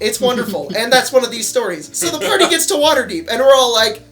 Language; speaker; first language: English; native; English